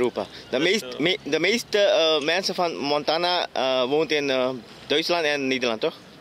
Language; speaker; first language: Dutch; non-native, learner; Bulgarian